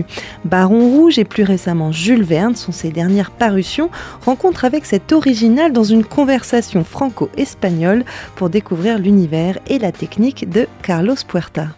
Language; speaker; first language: French; native; French